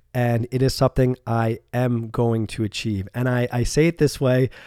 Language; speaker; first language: English; native; English